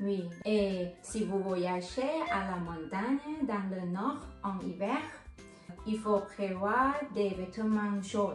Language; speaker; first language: French; non-native, fluent; Thai